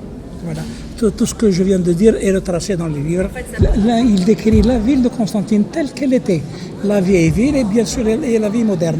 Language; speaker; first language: French; non-native, local second language; Arabic